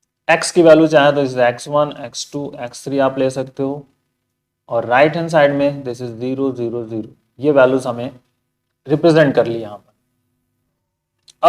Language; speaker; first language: Hindi; native; Hindi